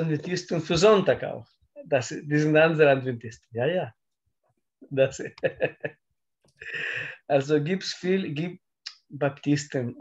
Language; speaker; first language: German; non-native, learner; Russian